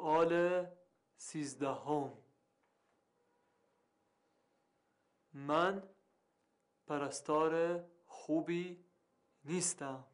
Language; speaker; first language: Persian; non-native, learner; Arabic